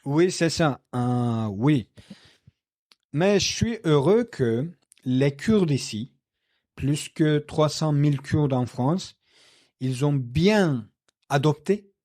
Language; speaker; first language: French; non-native, learner; Kurdish